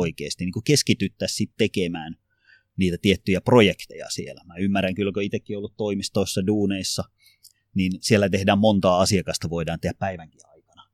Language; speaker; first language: Finnish; native; Finnish